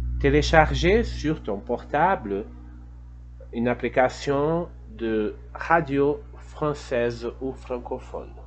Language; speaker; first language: French; non-native, fluent; Portuguese